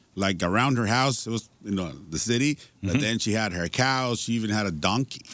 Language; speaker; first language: English; early bilingual, other home language; Spanish